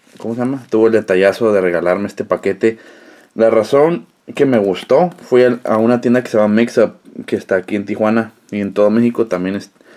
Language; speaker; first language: Spanish; early bilingual, heritage; Spanish